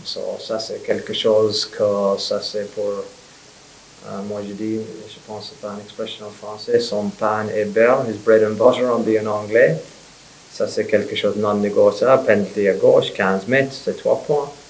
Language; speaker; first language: French; non-native, fluent; English